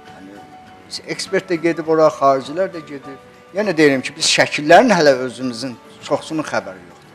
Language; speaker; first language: Azerbaijani; native; Azerbaijani